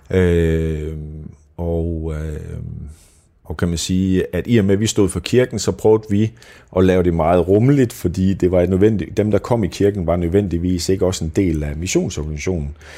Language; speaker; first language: Danish; native; Danish